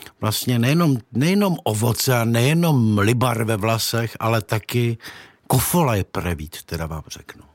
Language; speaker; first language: Czech; native; Czech